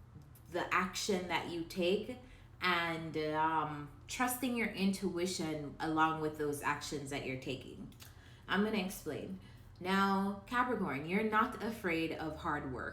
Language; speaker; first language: English; native; English